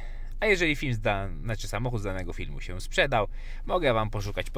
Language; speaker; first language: Polish; native; Polish